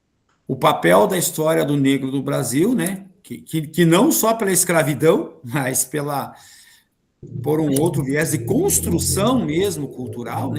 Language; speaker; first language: Portuguese; native; Portuguese